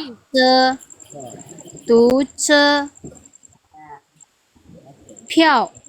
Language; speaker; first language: Chinese; non-native, learner; Indonesian